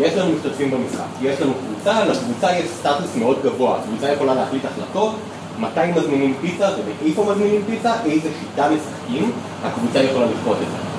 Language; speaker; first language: Hebrew; native; Hebrew